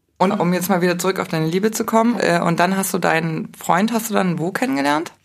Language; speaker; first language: German; native; German